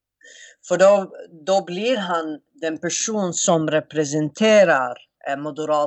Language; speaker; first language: Swedish; non-native, fluent; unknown